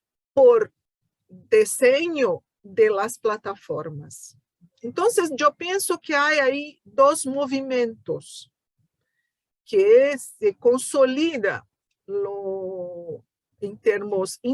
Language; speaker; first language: Spanish; non-native, fluent; Portuguese